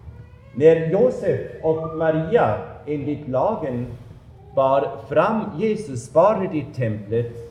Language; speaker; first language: Swedish; non-native, fluent; German